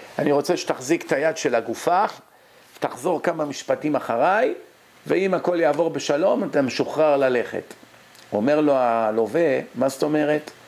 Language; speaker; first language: Hebrew; native; Hebrew